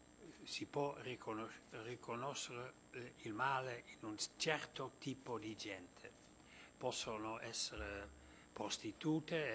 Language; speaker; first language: Italian; non-native, fluent; Dutch